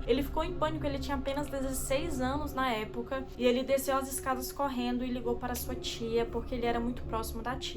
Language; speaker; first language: Portuguese; native; Portuguese